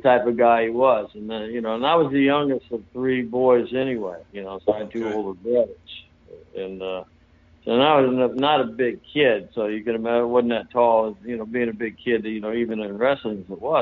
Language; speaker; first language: English; native; English